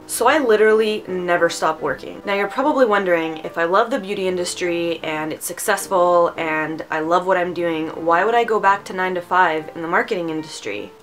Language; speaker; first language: English; early bilingual, other home language; Romanian